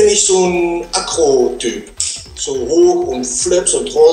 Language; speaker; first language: German; non-native, learner; Dutch